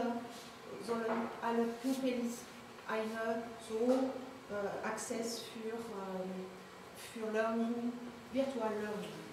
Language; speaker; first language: German; non-native, learner; French